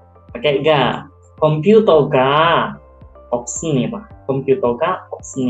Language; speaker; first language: Korean; non-native, local second language; Indonesian